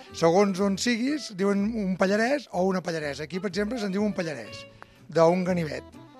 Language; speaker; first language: Catalan; native; Catalan